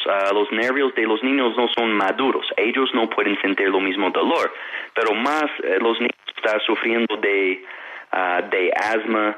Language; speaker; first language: Spanish; non-native, fluent; English